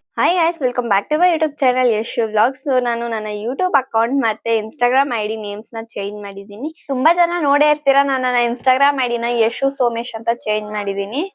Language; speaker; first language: Kannada; non-native, local second language; Telugu